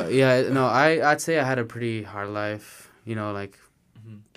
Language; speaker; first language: English; non-native, fluent; Spanish